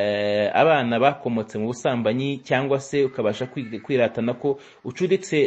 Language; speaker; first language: Kinyarwanda; native; Kinyarwanda